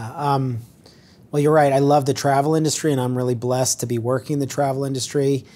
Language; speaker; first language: English; native; English